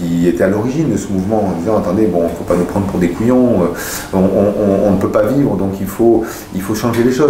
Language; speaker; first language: French; native; French